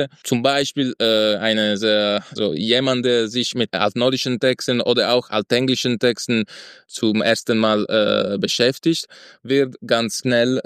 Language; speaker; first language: German; non-native, fluent; Italian